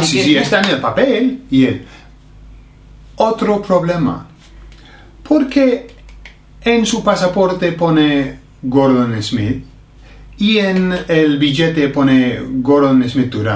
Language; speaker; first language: Spanish; non-native, fluent; English